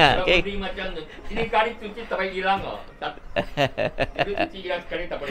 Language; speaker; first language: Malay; non-native, local second language; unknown